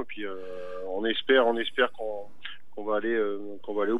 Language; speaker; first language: French; native; French